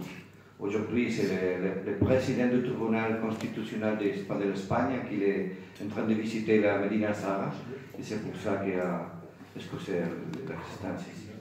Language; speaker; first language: French; non-native, learner; Spanish